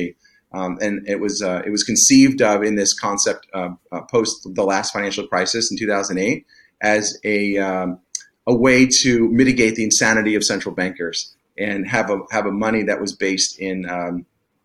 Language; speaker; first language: English; native; English